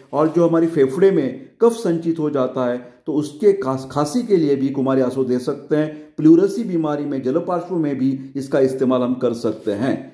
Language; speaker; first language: Hindi; non-native, local second language; Marathi